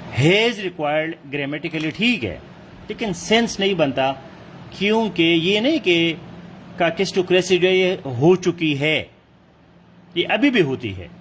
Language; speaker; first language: Urdu; non-native, local second language; Pashto